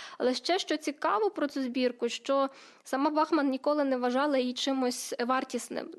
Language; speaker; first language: Ukrainian; native; Ukrainian